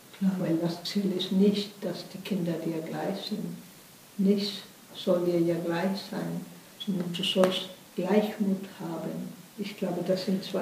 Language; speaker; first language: German; non-native, fluent; Spanish